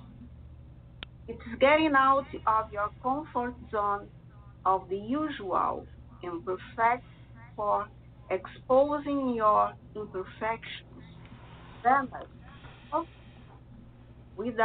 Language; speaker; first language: English; non-native, learner; Portuguese